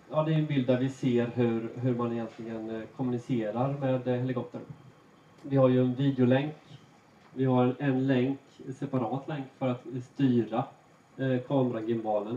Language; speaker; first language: Swedish; native; Swedish